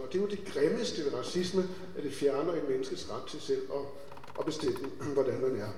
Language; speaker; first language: Danish; native; Danish